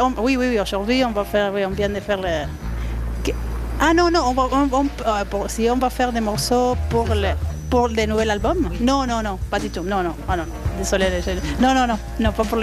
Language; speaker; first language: French; non-native, fluent; Spanish